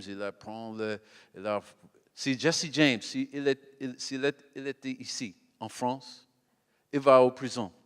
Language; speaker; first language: French; non-native, learner; English